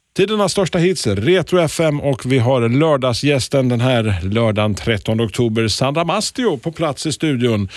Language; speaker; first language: Swedish; native; Swedish